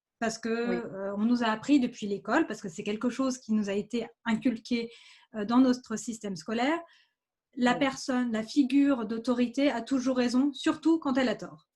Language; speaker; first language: French; native; French